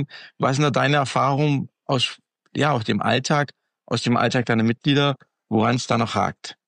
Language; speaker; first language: German; native; German